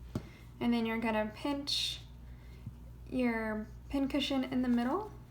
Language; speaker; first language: English; native; English